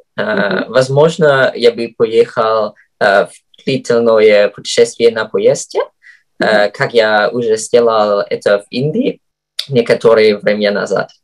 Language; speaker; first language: Russian; non-native, fluent; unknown